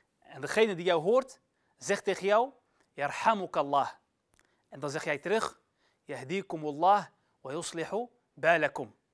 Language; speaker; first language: Dutch; early bilingual, other home language; Arabic